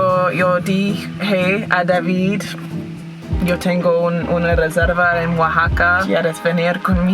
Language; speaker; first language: Spanish; non-native, learner; English